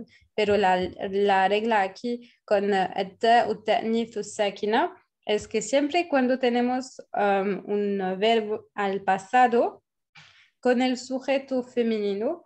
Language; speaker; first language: Spanish; non-native, fluent; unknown